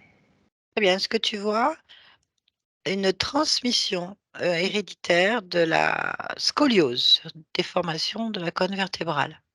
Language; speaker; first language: French; native; French